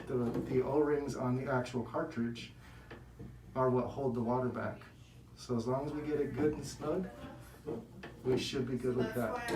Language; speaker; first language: English; native; English